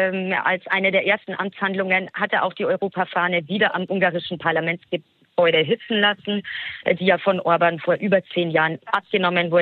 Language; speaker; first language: German; native; German